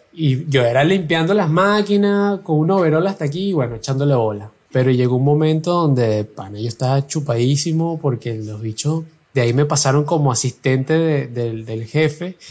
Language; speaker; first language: Spanish; native; Spanish